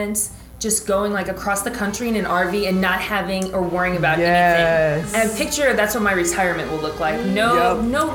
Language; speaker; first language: English; native; English